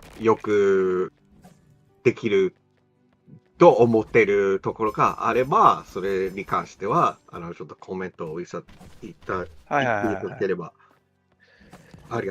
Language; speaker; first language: Japanese; non-native, fluent; English